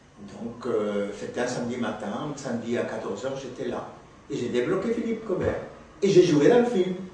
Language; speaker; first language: French; non-native, fluent; Spanish